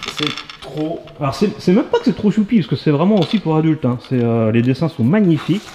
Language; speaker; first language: French; native; French